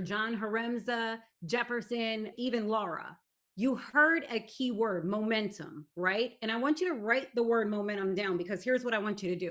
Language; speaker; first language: English; native; English